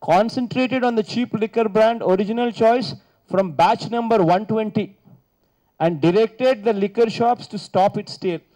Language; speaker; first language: English; non-native, local second language; Telugu